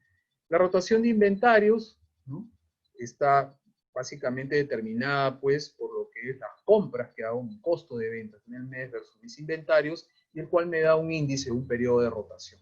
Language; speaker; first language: Spanish; native; Spanish